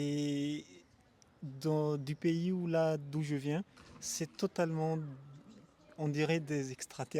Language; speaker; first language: French; non-native, local second language; Malagasy